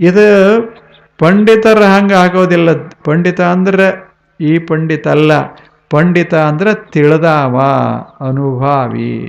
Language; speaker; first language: Kannada; native; Kannada